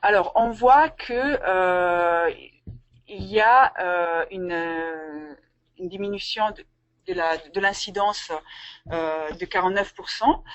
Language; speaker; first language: French; native; French